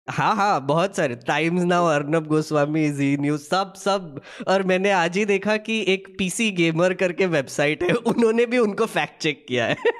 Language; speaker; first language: Hindi; non-native, local second language; Marathi